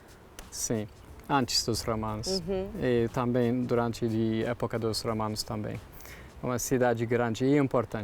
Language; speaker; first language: Portuguese; non-native, learner; Turkish